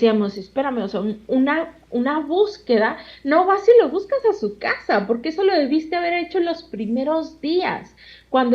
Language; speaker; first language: Spanish; native; Spanish